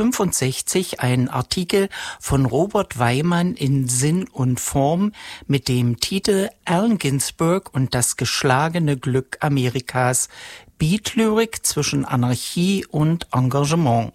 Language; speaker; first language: German; native; German